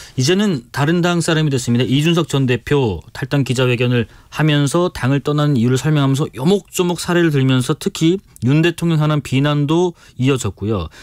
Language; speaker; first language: Korean; native; Korean